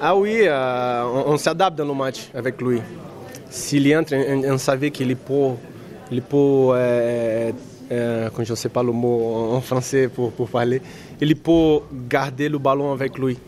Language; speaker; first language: French; non-native, fluent; Czech